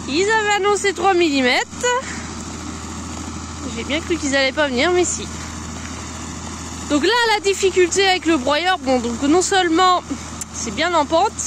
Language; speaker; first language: French; native; French